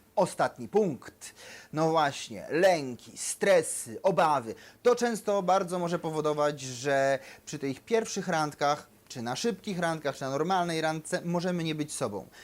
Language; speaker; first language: Polish; native; Polish